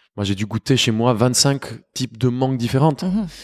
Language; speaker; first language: French; non-native, fluent; Spanish